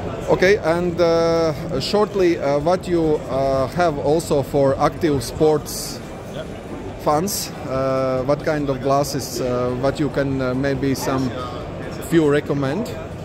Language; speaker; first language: English; non-native, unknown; Latvian